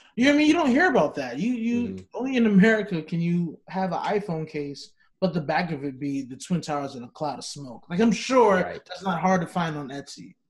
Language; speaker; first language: English; native; English